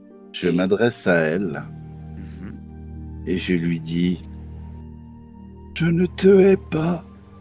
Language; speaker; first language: French; native; French